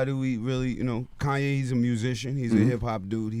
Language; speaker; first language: English; native; English